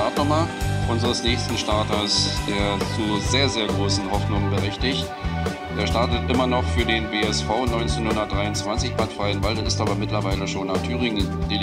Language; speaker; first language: German; native; German